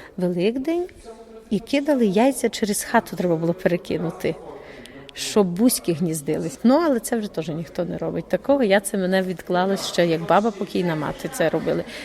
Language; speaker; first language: Ukrainian; native; Ukrainian